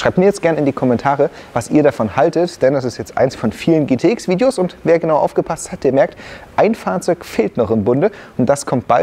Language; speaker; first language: German; native; German